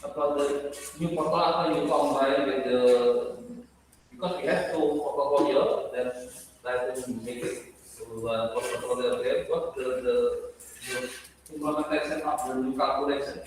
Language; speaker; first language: English; non-native, learner; Indonesian